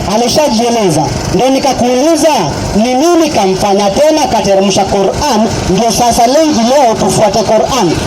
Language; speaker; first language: Swahili; non-native, local second language; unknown